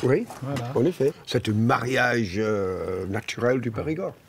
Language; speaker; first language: French; non-native, fluent; English